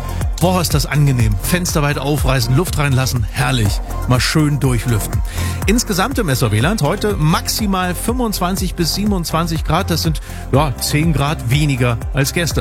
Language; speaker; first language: German; native; German